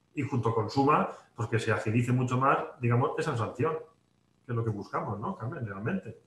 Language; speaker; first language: Spanish; non-native, local second language; Catalan